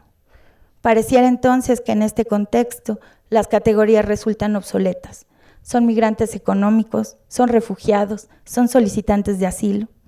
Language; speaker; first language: Spanish; native; Spanish